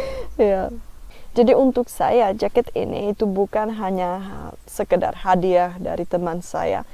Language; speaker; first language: Indonesian; non-native, fluent; Czech